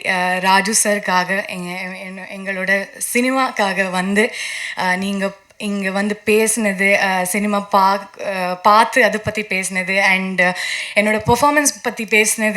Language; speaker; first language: Tamil; non-native, learner; Kannada